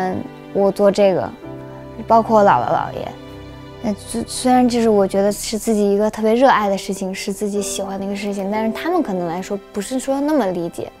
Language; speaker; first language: Chinese; native; Chinese